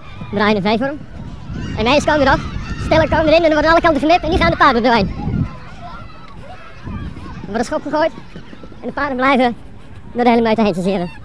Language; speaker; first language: Dutch; native; Dutch